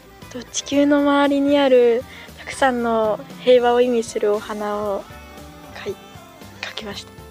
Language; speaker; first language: Japanese; native; Japanese